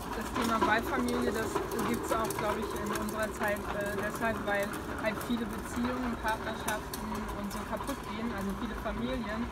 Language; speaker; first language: German; early bilingual, other home language; Hungarian